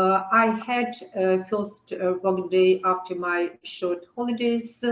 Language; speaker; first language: English; non-native, learner; Ukrainian